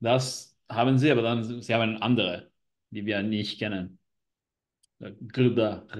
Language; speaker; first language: German; non-native, learner; Spanish